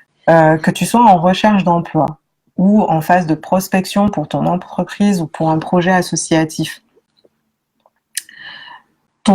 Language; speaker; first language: French; native; French